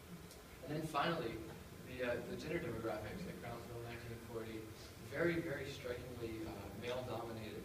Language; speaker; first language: English; native; English